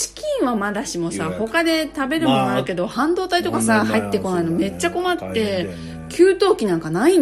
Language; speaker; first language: Japanese; native; Japanese